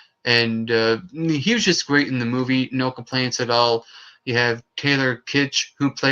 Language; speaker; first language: English; native; English